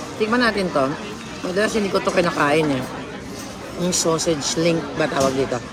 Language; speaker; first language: Filipino; non-native, local second language; Cebuano